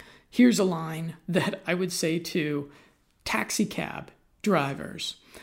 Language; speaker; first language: English; native; English